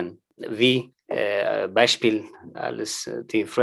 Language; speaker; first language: German; non-native, learner; Tigrinya